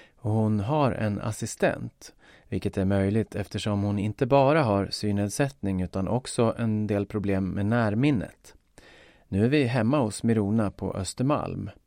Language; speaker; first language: Swedish; native; Swedish